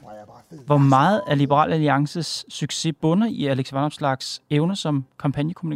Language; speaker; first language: Danish; native; Danish